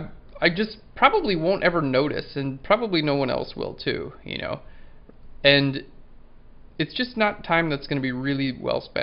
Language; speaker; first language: English; native; English